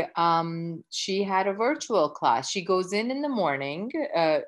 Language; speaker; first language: English; early bilingual, other home language; Gujarati